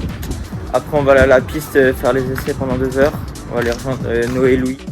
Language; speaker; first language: French; native; French